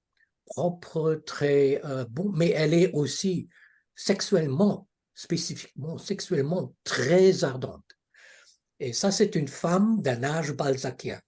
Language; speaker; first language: French; non-native, fluent; Russian